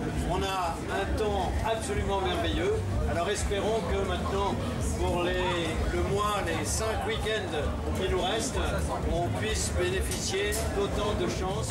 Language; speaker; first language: French; native; French